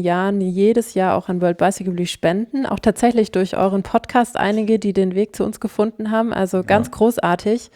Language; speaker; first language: German; native; German